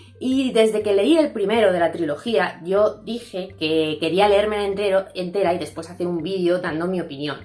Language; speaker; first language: Spanish; native; Spanish